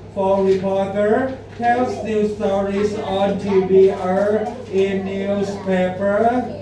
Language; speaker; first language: English; non-native, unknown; Thai